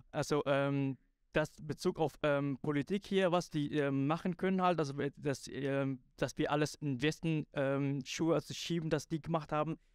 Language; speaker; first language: German; non-native, fluent; Arabic